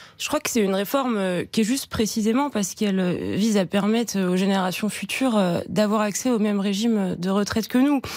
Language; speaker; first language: French; native; French